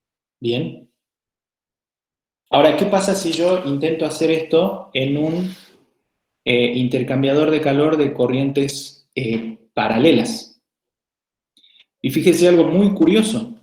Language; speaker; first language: Spanish; native; Spanish